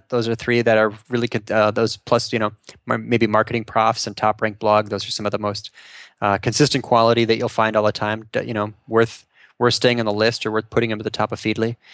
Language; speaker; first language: English; native; English